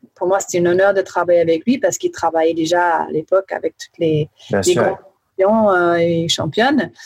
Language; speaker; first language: French; early bilingual, heritage; French